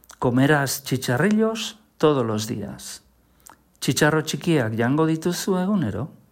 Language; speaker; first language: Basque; native; Basque